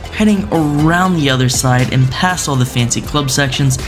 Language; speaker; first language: English; native; English